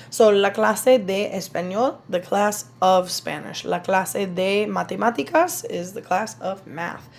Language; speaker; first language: Spanish; non-native, fluent; English